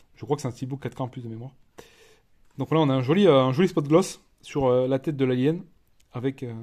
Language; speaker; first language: French; native; French